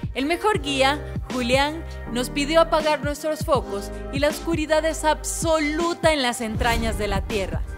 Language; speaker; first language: Spanish; native; Spanish